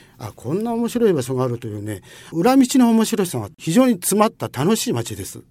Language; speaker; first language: Japanese; native; Japanese